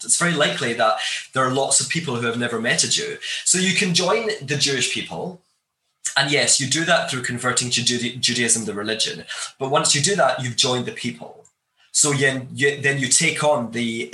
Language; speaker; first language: English; native; English